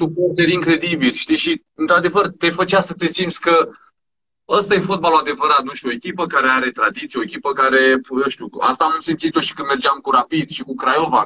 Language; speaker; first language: Romanian; native; Romanian